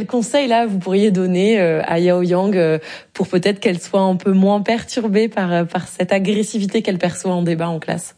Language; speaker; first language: French; native; French